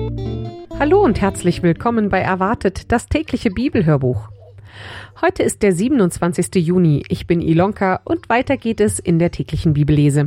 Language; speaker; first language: German; native; German